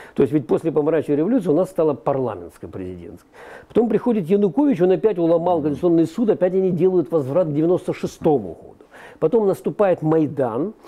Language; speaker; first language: Russian; native; Russian